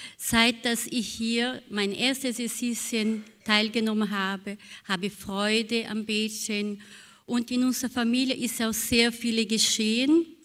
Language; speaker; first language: German; non-native, fluent; Portuguese